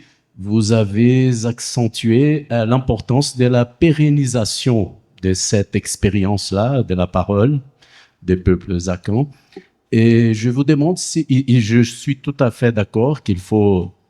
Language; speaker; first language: French; non-native, fluent; Portuguese